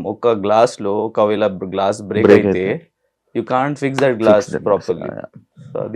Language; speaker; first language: Telugu; non-native, learner; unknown